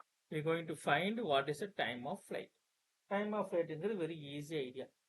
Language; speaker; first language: English; non-native, local second language; Tamil